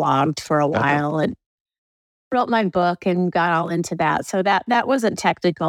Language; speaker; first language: English; native; English